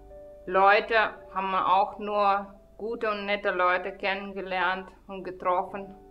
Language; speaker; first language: German; non-native, fluent; Russian